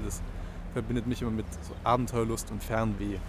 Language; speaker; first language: German; native; German